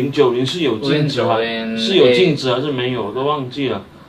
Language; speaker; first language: Chinese; native; Chinese